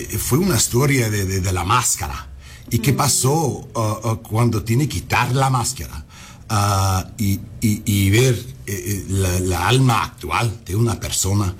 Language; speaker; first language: Spanish; non-native, fluent; English